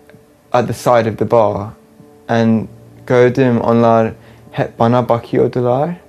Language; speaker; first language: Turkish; early bilingual, heritage; English